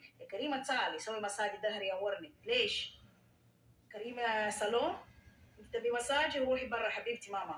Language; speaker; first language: Arabic; non-native, learner; Amharic